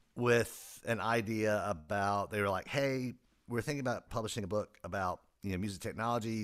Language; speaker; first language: English; native; English